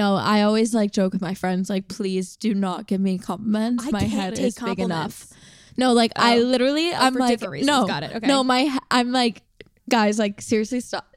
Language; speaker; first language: English; native; English